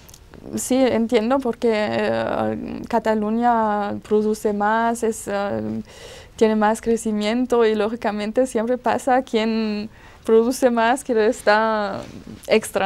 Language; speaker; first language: Spanish; non-native, fluent; German